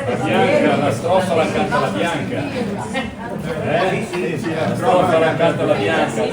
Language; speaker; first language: Italian; native; Italian